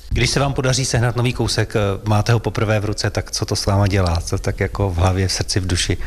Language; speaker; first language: Czech; native; Czech